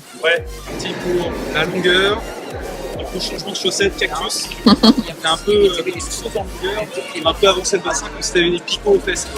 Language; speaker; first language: French; native; French